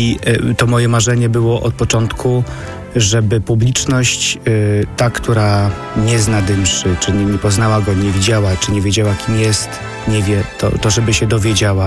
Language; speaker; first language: Polish; native; Polish